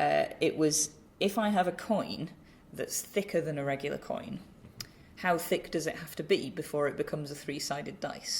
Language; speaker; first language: English; native; English